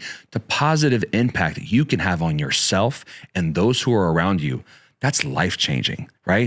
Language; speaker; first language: English; native; English